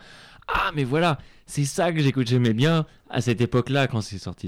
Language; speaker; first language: French; native; French